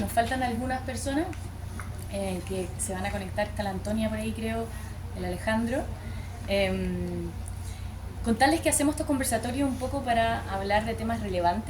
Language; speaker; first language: Spanish; native; Spanish